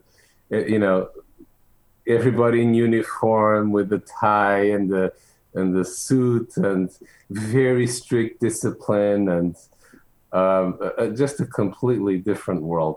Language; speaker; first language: English; non-native, fluent; Portuguese